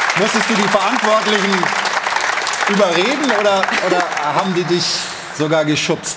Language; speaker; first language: German; native; German